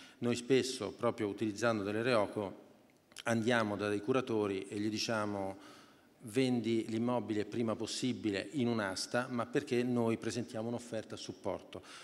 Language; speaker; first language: Italian; native; Italian